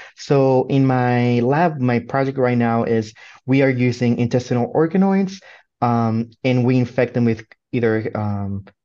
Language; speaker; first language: English; non-native, fluent; Spanish